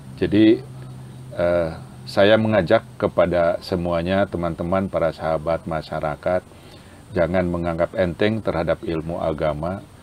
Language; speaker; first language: Indonesian; non-native, local second language; Sundanese